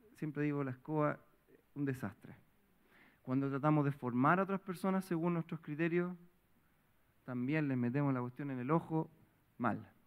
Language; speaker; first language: Spanish; native; Spanish